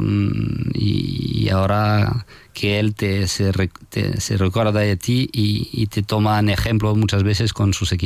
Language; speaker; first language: Spanish; non-native, fluent; French